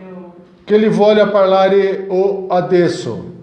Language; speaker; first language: Italian; non-native, learner; Portuguese